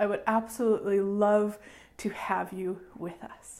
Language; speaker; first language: English; native; English